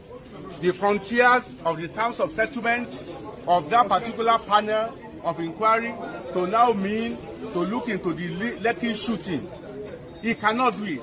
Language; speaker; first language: English; non-native, local second language; Yoruba